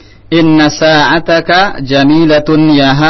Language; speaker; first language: Arabic; non-native, fluent; Indonesian